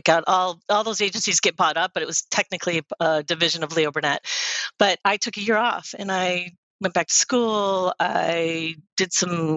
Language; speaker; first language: English; native; English